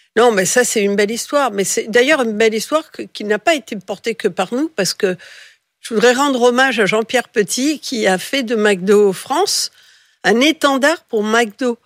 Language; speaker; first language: French; early bilingual, other home language; Catalan